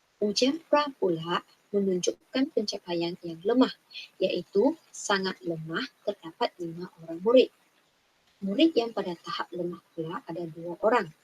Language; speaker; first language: Malay; non-native, local second language; Chinese